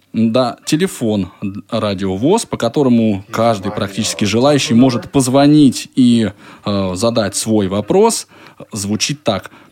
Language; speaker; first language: Russian; native; Russian